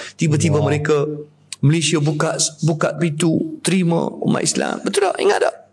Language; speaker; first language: Malay; native; Malay